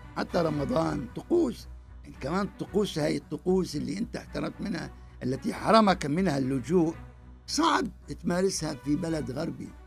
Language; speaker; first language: Arabic; native; Arabic